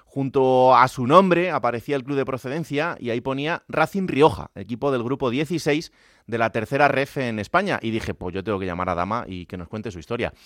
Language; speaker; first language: Spanish; native; Spanish